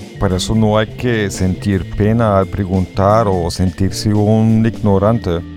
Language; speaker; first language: Spanish; non-native, fluent; German